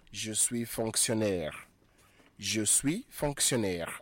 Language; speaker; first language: French; non-native, fluent; Igbo